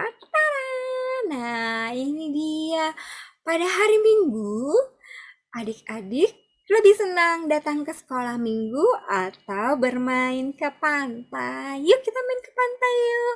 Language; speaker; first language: Indonesian; native; Indonesian